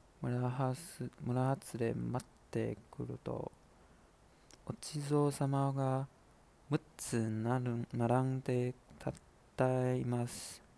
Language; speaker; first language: Japanese; non-native, learner; Chinese